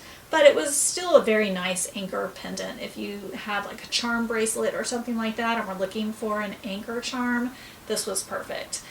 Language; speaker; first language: English; native; English